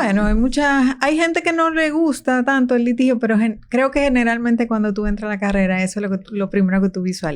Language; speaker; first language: Spanish; native; Spanish